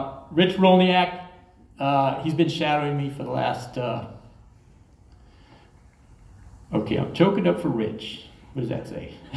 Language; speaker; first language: English; native; English